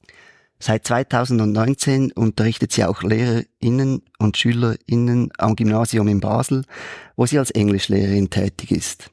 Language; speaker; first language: German; native; German